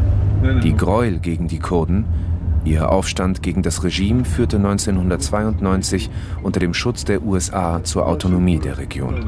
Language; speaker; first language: German; native; German